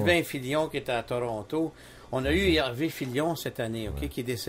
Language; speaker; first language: French; native; French